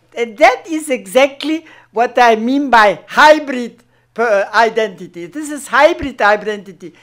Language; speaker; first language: English; non-native, fluent; German